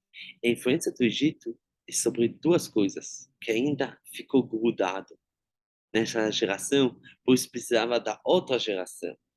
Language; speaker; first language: Portuguese; non-native, fluent; Hebrew